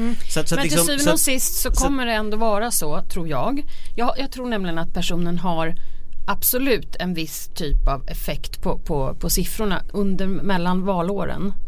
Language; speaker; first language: Swedish; native; Swedish